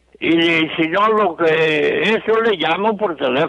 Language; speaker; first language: Spanish; non-native, local second language; Galician